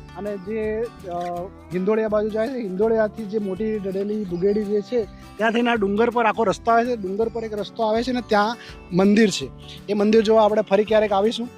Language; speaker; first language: Gujarati; native; Gujarati